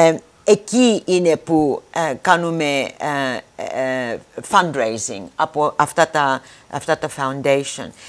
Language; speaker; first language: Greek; early bilingual, heritage; Greek